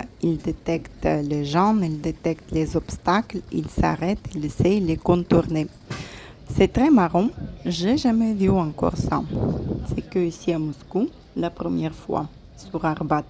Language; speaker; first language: French; non-native, fluent; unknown